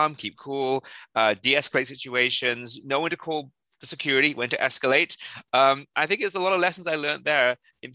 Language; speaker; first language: English; native; English